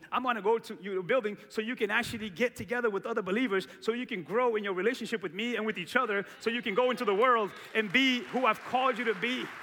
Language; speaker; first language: English; early bilingual, other home language; Portuguese